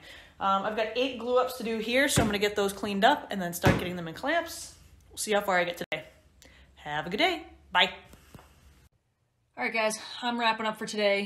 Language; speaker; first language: English; native; English